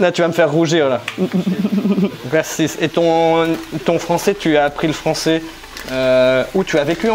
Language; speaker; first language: French; native; French